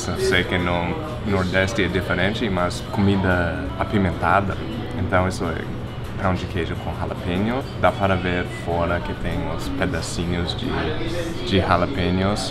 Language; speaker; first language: Portuguese; non-native, fluent; English